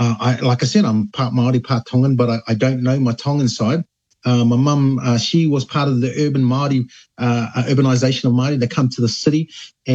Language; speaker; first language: English; native; English